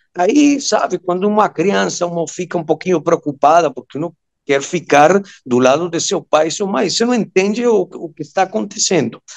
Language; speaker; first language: Portuguese; non-native, fluent; Spanish